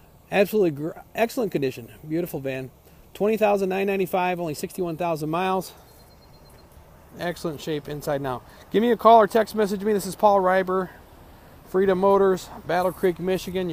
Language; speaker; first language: English; native; English